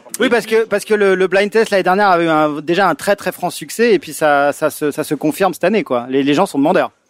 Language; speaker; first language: French; native; French